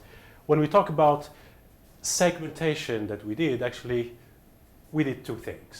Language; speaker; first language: English; non-native, fluent; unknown